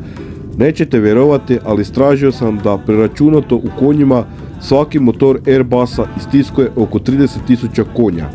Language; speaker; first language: Croatian; native; Croatian